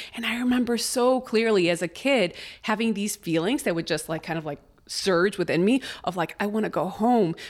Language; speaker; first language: English; early bilingual, other home language; Spanish